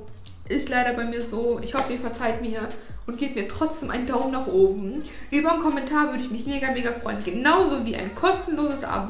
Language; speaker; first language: German; native; German